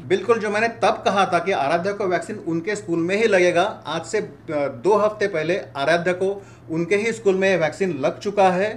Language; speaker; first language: Hindi; non-native, local second language; Marathi